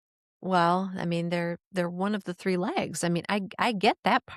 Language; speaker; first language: English; native; English